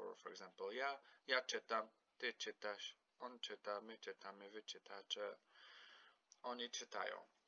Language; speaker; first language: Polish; non-native, fluent; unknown